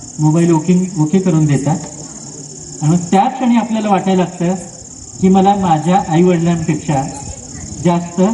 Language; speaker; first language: Marathi; native; Marathi